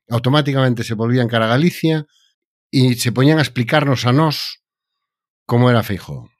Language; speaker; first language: Spanish; non-native, local second language; Galician